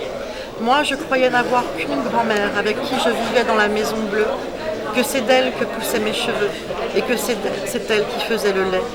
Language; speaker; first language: French; native; French